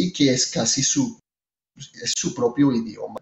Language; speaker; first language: Spanish; non-native, fluent; French